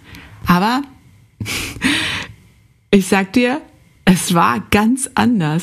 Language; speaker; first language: German; native; German